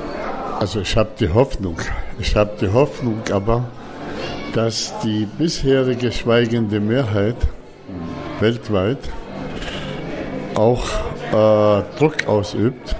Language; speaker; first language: German; non-native, fluent; Arabic